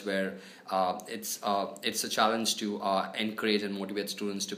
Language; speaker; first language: English; non-native, local second language; Telugu